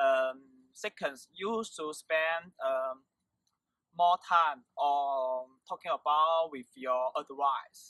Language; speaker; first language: English; non-native, learner; Chinese